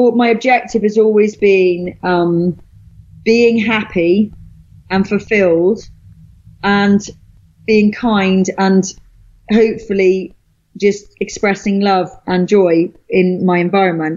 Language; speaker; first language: English; native; English